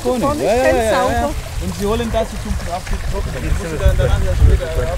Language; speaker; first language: German; non-native, fluent; Swahili